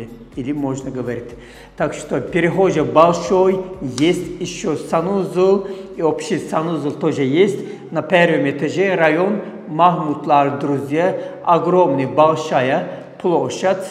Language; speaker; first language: Russian; non-native, fluent; Turkish